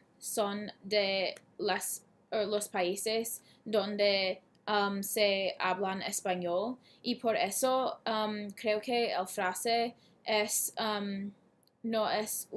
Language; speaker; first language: Spanish; non-native, learner; English